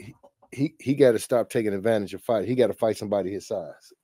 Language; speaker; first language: English; native; English